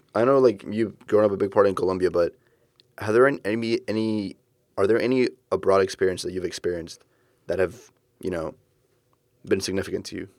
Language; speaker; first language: English; early bilingual, other home language; Spanish